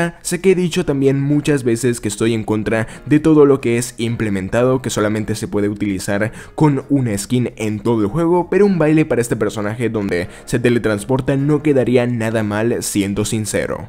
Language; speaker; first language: Spanish; native; Spanish